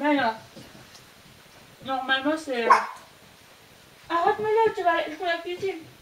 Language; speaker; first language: French; non-native, fluent; Filipino